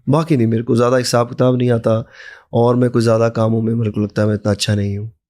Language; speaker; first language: Hindi; non-native, local second language; Punjabi